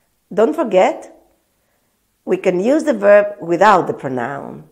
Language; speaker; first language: English; non-native, fluent; Greek